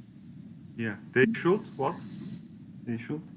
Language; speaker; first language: English; non-native, learner; Turkish